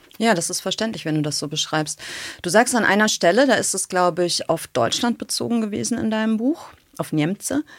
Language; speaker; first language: German; native; German